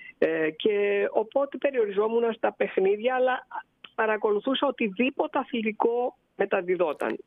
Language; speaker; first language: Greek; native; Greek